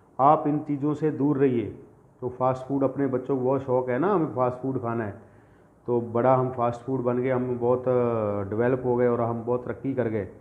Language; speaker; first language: Hindi; non-native, local second language; Punjabi